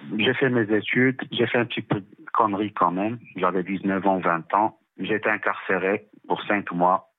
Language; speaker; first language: French; non-native, local second language; Arabic